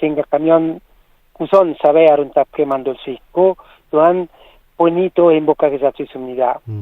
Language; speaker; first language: Korean; non-native, learner; Italian